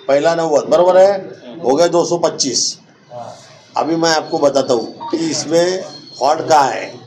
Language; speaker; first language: Hindi; non-native, local second language; Marathi